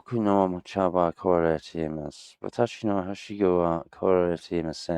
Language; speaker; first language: Japanese; non-native, learner; English